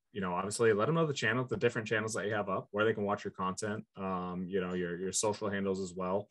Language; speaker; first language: English; native; English